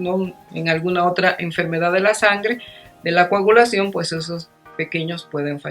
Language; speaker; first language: Spanish; native; Spanish